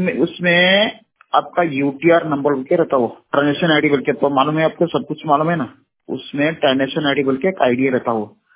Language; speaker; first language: Hindi; non-native, local second language; Kannada